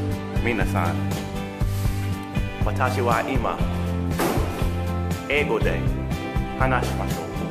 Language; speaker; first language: Japanese; non-native, learner; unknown